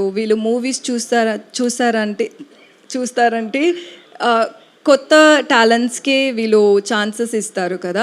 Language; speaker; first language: Telugu; non-native, learner; Tamil